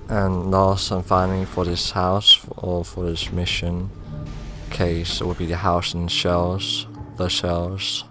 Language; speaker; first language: English; native; English